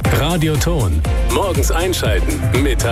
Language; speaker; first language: German; native; German